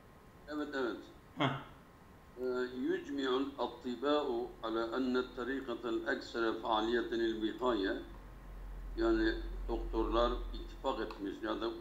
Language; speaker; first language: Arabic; non-native, learner; Turkish